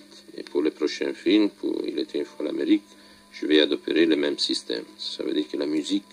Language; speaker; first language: French; non-native, fluent; Italian